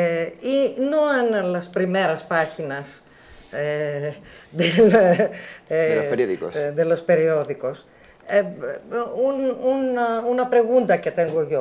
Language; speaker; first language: Spanish; non-native, learner; Greek